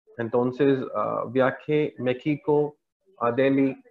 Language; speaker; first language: Spanish; non-native, learner; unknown